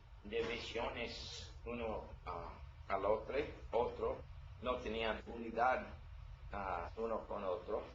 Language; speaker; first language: Spanish; non-native, learner; English